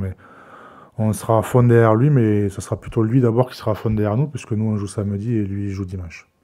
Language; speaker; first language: French; native; French